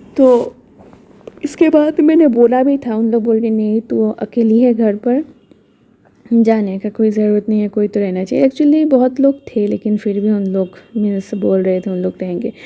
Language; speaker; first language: Hindi; non-native, local second language; Bangla